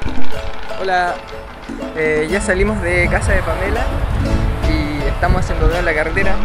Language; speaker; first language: Spanish; native; Spanish